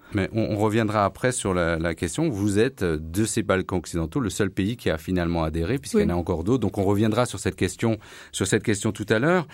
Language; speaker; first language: French; native; French